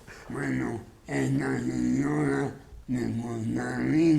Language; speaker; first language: Spanish; non-native, fluent; English